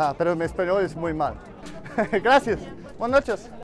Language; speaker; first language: Spanish; non-native, learner; Danish